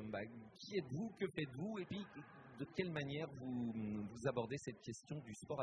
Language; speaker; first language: French; native; French